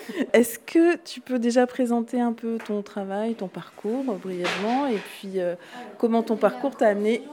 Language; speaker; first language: French; native; French